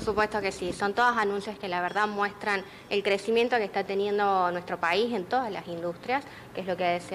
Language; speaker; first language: Spanish; native; Spanish